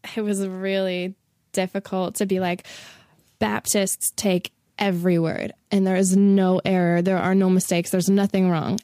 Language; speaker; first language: English; native; English